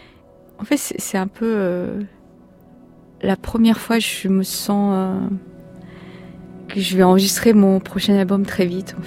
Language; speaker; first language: French; non-native, fluent; Korean